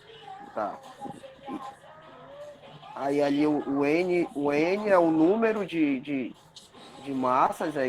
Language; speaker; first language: Portuguese; native; Portuguese